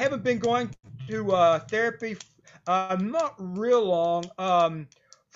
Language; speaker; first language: English; native; English